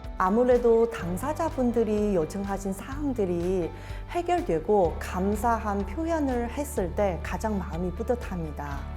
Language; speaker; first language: Korean; non-native, fluent; Chinese